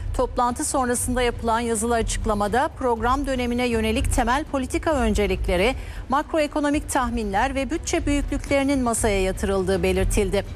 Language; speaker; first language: Turkish; native; Turkish